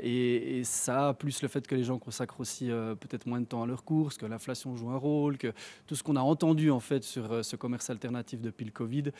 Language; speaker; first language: French; native; French